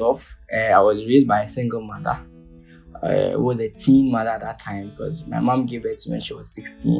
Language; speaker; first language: English; non-native, local second language; Akan